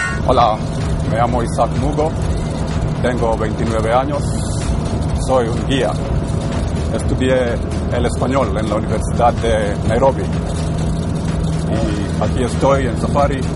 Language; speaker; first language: Spanish; non-native, fluent; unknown